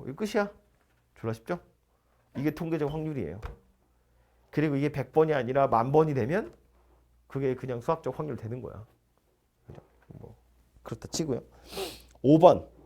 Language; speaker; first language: Korean; native; Korean